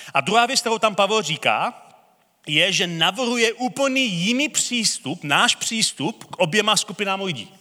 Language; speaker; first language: Czech; native; Czech